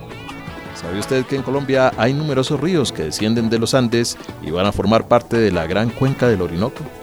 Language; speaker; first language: Spanish; native; Spanish